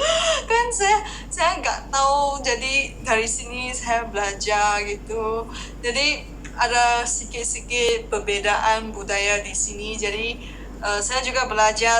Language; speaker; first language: Indonesian; non-native, fluent; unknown